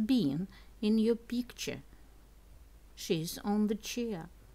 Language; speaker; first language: English; non-native, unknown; Russian